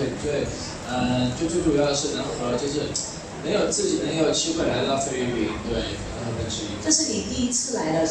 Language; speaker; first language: Chinese; native; Chinese